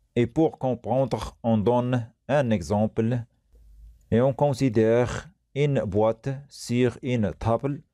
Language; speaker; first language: French; non-native, local second language; Arabic